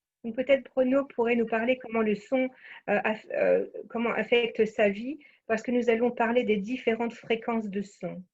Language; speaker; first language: French; native; French